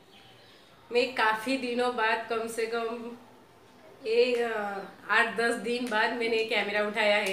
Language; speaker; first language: Hindi; native; Hindi